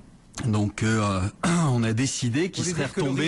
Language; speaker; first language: French; native; French